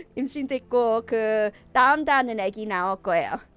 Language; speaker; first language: Korean; non-native, learner; English